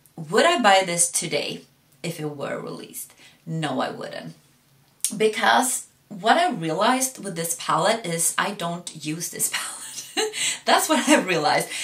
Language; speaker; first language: English; non-native, fluent; Swedish